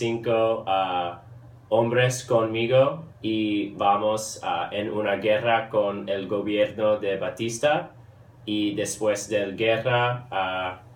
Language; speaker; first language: Spanish; early bilingual, heritage; English